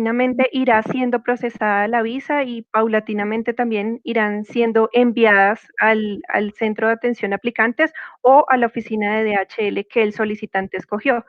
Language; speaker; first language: Spanish; native; Spanish